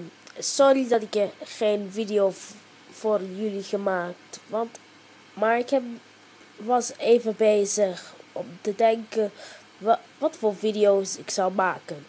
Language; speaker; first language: Dutch; early bilingual, heritage; Dutch